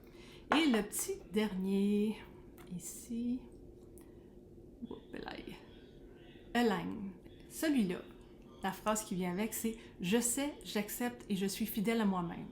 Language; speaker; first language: French; native; French